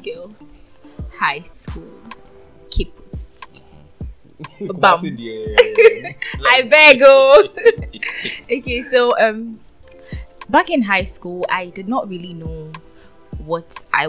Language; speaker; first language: English; non-native, local second language; Akan